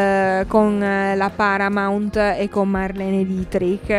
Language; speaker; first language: Italian; native; Italian